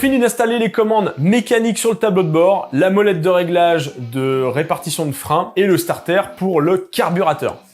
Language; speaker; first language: French; native; French